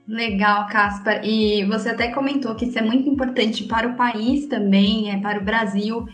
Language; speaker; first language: Portuguese; native; Portuguese